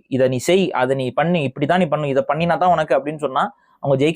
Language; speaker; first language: Tamil; native; Tamil